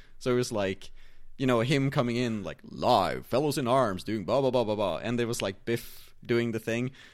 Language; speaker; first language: English; non-native, fluent; Swedish